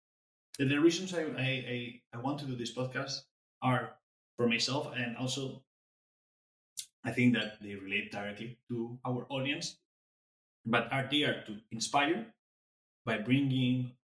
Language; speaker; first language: English; non-native, fluent; Spanish